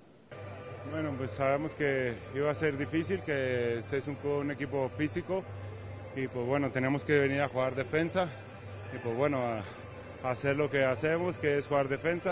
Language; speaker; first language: Spanish; native; Spanish